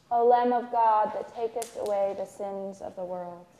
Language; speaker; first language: English; native; English